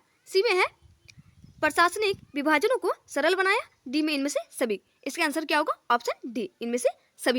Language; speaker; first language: Hindi; native; Hindi